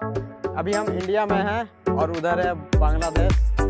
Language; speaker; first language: Hindi; native; Hindi